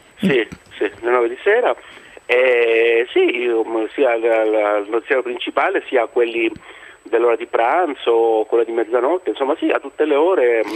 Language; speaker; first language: Italian; non-native, fluent; Greek